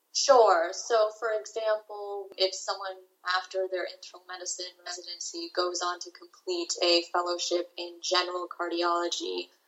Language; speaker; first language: English; native; English